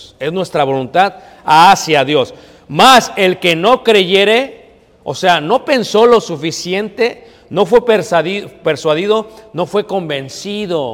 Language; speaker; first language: Spanish; native; Spanish